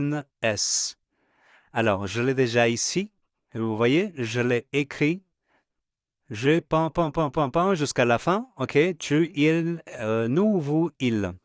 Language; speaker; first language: French; non-native, fluent; Spanish